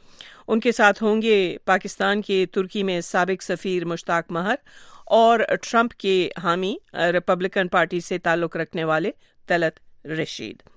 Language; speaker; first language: Urdu; native; Urdu